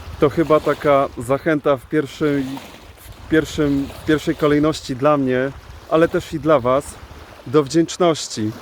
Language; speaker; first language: Polish; native; Polish